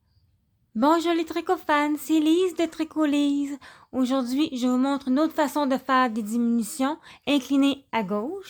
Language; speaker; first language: French; native; French